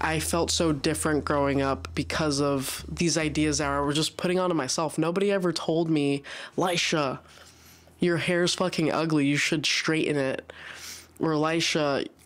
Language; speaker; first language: English; early bilingual, other home language; Spanish